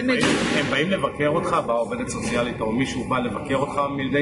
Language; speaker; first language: Hebrew; native; Hebrew